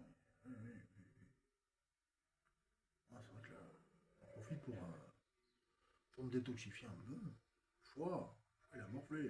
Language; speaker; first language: French; native; French